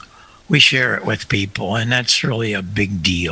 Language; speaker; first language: English; native; English